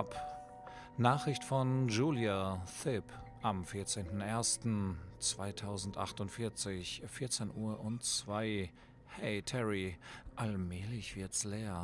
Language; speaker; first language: German; native; German